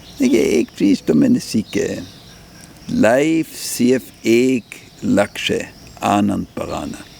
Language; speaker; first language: Hindi; non-native, fluent; German